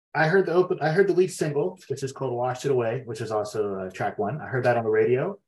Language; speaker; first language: English; native; English